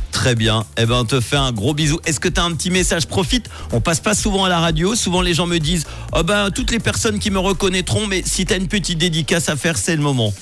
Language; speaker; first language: French; native; French